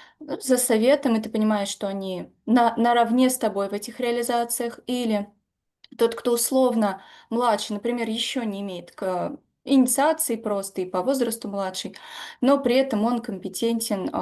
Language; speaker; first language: Russian; native; Russian